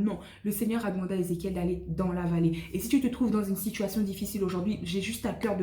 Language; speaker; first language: French; native; French